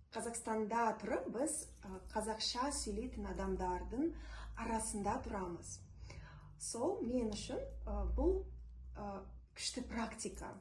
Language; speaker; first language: Kazakh; non-native, local second language; Russian